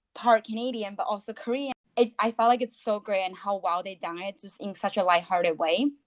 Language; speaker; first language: English; non-native, fluent; Chinese